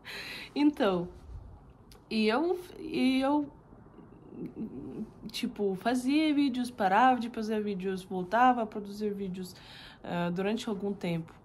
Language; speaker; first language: Portuguese; non-native, fluent; Russian